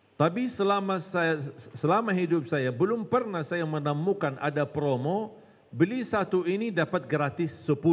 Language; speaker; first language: Indonesian; non-native, fluent; Arabic